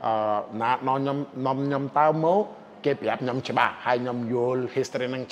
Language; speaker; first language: Khmer; non-native, fluent; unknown